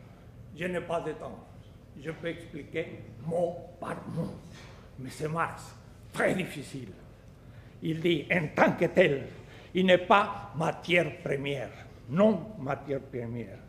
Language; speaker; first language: French; non-native, fluent; Spanish